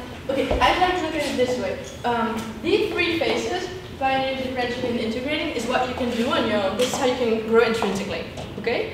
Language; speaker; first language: English; non-native, fluent; German